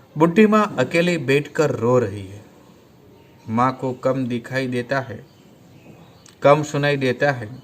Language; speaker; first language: Hindi; non-native, local second language; Gujarati